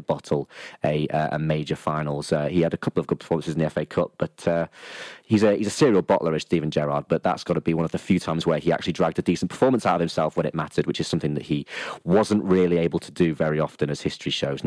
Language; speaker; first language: English; native; English